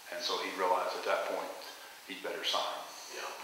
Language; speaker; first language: English; native; English